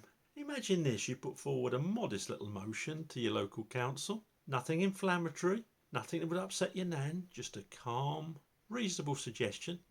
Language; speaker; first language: English; native; English